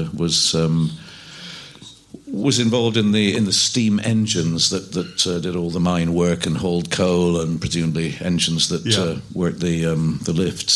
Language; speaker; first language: English; native; English